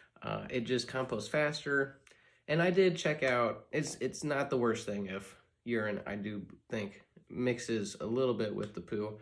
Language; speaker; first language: English; native; English